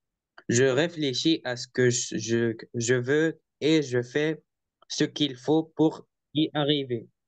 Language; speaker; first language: French; non-native, learner; Arabic